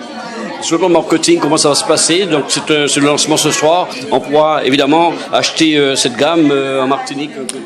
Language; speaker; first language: French; native; French